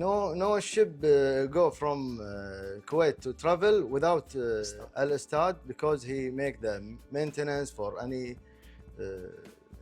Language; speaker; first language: English; non-native, local second language; Arabic